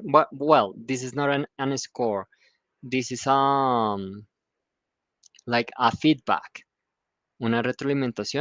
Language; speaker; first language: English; non-native, fluent; Spanish